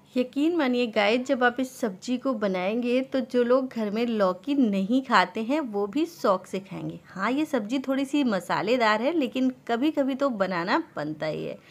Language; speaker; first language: Hindi; native; Hindi